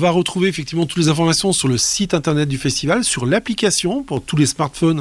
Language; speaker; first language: French; native; French